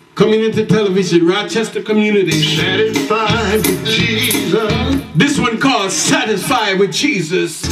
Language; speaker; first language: English; native; English